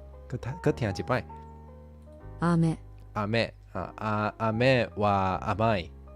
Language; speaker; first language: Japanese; non-native, learner; Min Nan Chinese